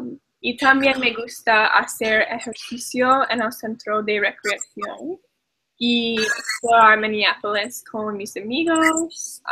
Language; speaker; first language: Spanish; non-native, learner; English